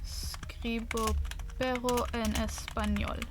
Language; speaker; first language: Spanish; non-native, learner; English